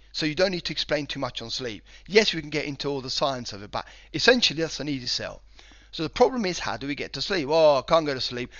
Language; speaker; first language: English; non-native, fluent; Spanish